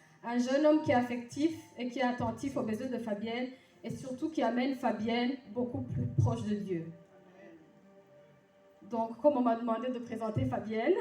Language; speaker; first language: French; native; French